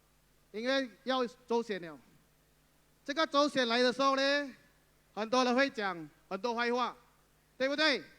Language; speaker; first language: Chinese; non-native, local second language; Tamil